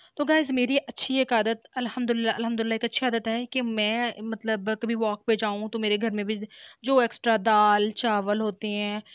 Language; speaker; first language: Urdu; native; Urdu